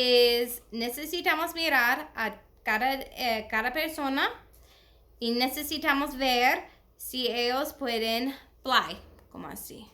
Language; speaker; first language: Spanish; non-native, learner; English